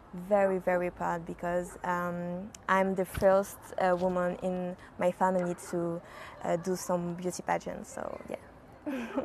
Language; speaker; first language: English; non-native, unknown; French